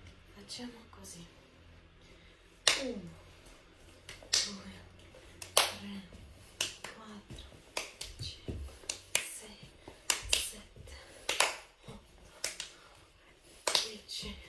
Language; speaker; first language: Italian; non-native, learner; Russian